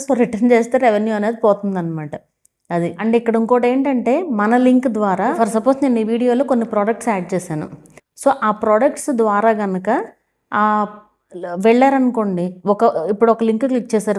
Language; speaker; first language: Telugu; native; Telugu